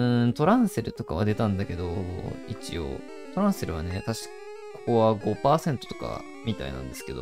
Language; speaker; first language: Japanese; native; Japanese